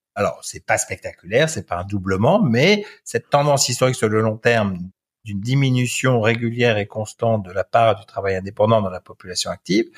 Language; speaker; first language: French; native; French